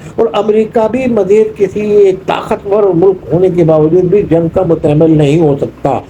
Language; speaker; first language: Urdu; non-native, local second language; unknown